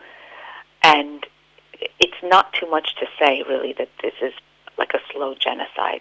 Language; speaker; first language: English; native; English